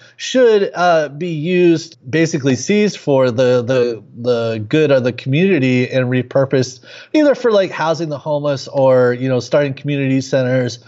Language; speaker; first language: English; native; English